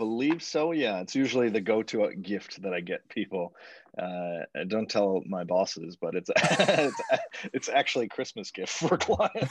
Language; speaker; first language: English; native; English